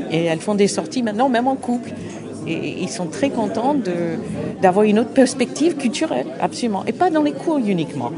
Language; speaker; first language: French; non-native, fluent; English